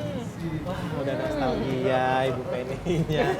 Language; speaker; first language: Indonesian; native; Indonesian